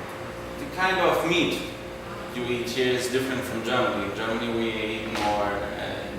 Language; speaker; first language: English; non-native, fluent; German